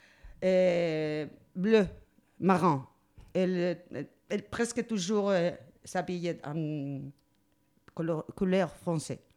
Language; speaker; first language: French; non-native, learner; Spanish